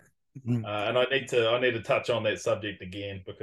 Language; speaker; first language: English; native; English